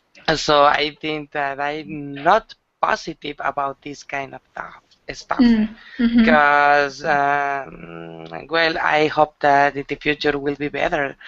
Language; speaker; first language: English; non-native, learner; Spanish